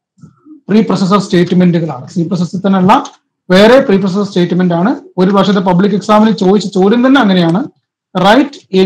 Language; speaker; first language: Malayalam; native; Malayalam